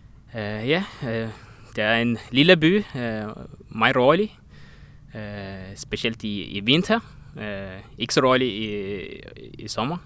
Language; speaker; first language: Danish; non-native, learner; Estonian